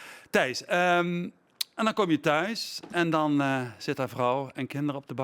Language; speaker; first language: Dutch; native; Dutch